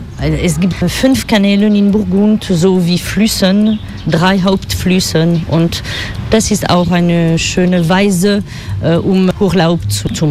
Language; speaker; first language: German; non-native, fluent; French